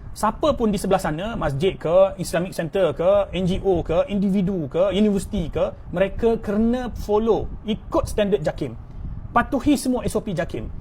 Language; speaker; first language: Malay; native; Malay